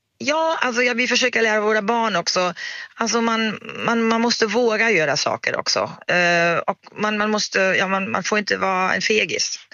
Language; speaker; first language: Swedish; non-native, fluent; German